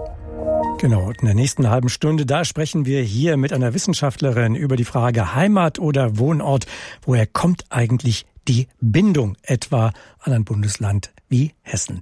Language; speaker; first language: German; native; German